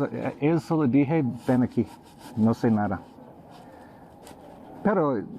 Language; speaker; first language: Spanish; non-native, learner; English